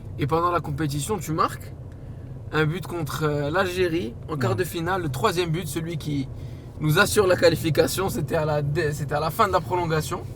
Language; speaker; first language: French; non-native, local second language; Arabic